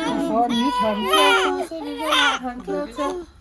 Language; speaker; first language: Danish; native; Danish